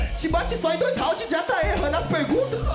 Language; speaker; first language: Portuguese; native; Portuguese